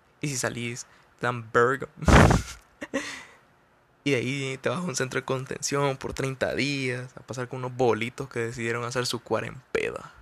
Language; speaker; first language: Spanish; native; Spanish